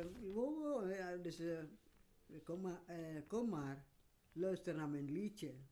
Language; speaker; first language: Dutch; non-native, learner; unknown